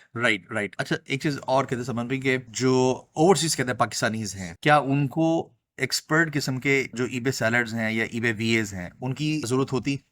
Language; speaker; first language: Urdu; native; Urdu